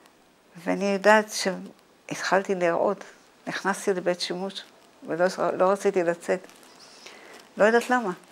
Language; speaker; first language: Hebrew; non-native, fluent; Dutch